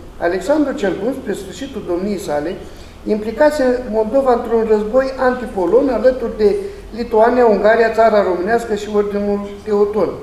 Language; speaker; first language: Romanian; native; Romanian